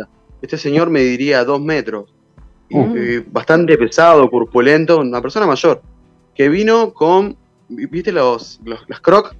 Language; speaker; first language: Spanish; native; Spanish